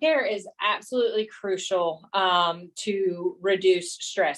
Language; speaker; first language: English; native; English